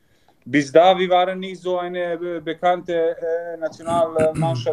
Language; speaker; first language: German; non-native, learner; Serbian